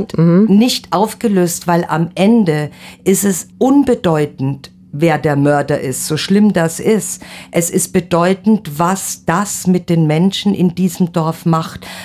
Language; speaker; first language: German; native; German